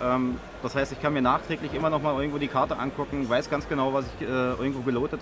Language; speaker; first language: German; native; German